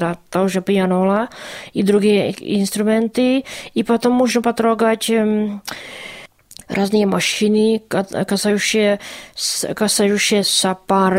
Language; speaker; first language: Russian; non-native, learner; Czech